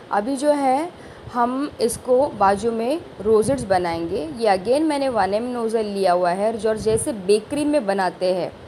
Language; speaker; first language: Hindi; non-native, local second language; Marathi